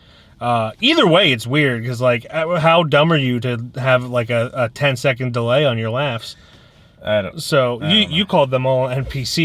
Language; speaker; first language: English; native; English